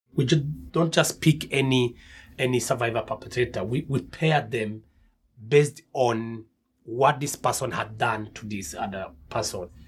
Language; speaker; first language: English; non-native, local second language; Kinyarwanda